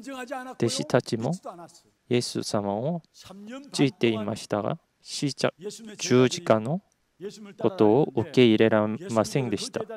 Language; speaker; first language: Japanese; non-native, fluent; Korean